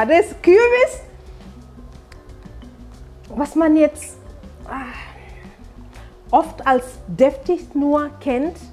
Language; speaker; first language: German; non-native, fluent; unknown